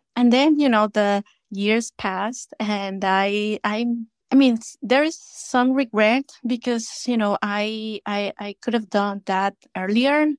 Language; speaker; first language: English; non-native, fluent; Spanish